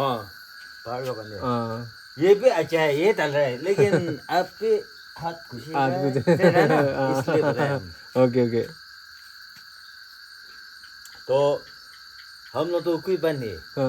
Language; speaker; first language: Hindi; non-native, local second language; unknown